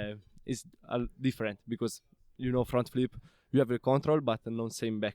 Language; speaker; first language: English; non-native, learner; Italian